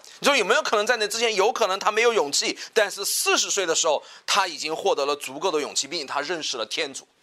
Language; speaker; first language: Chinese; native; Chinese